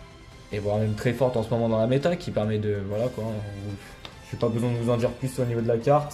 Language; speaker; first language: French; native; French